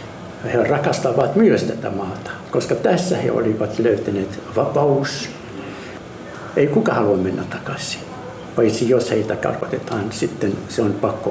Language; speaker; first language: Finnish; non-native, fluent; Arabic